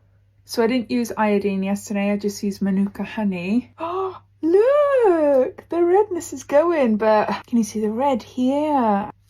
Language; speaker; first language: English; native; English